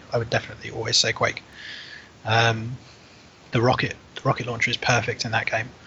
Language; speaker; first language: English; native; English